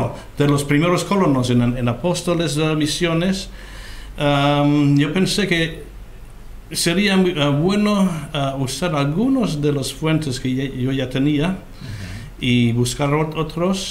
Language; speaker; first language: Spanish; non-native, fluent; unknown